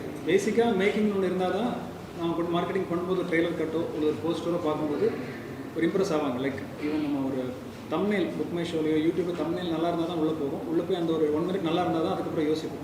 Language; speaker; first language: Tamil; native; Tamil